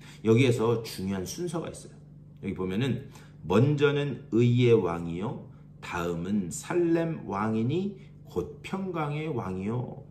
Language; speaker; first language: Korean; native; Korean